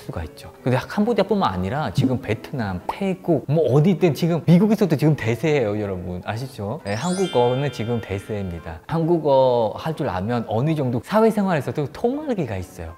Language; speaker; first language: Korean; non-native, fluent; Khmer